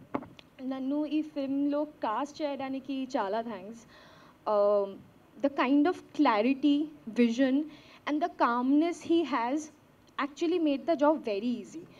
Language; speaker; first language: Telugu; non-native, learner; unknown